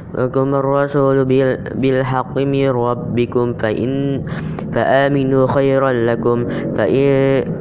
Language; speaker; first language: Arabic; non-native, learner; Indonesian